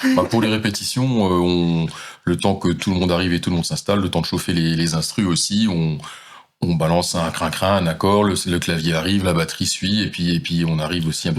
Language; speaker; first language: French; native; French